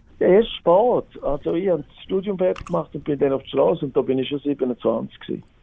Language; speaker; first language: German; native; German